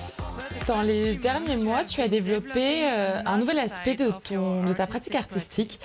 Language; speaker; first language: French; native; French